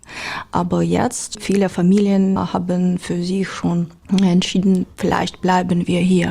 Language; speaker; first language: German; non-native, learner; Ukrainian